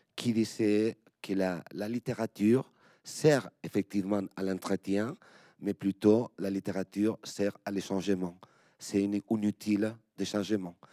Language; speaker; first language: French; non-native, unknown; Spanish